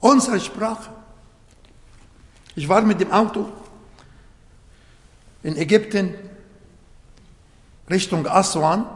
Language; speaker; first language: German; non-native, learner; Arabic